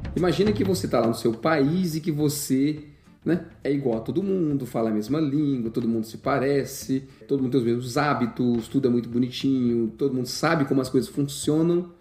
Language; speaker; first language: Portuguese; native; Portuguese